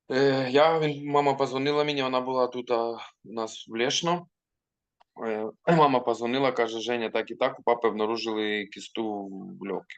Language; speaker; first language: Ukrainian; non-native, local second language; Russian